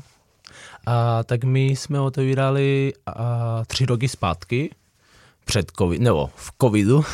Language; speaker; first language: Czech; non-native, fluent; Spanish